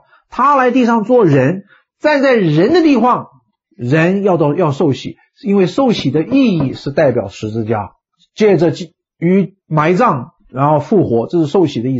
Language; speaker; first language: Chinese; native; Chinese